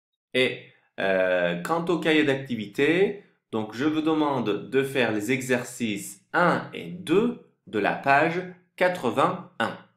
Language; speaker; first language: French; non-native, fluent; Turkish